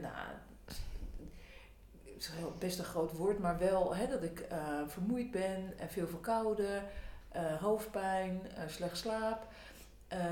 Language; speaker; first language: Dutch; native; Dutch